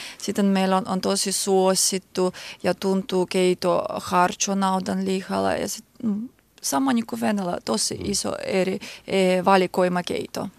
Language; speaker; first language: Finnish; non-native, learner; Georgian